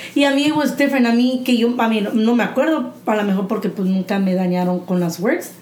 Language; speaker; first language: English; early bilingual, other home language; Spanish